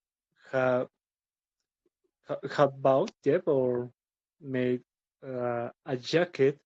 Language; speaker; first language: English; non-native, learner; Spanish